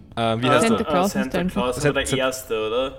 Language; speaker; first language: German; native; German